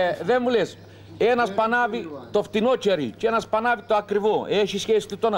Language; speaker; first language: Greek; native; Greek